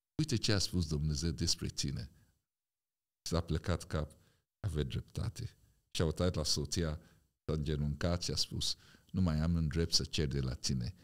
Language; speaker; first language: Romanian; non-native, fluent; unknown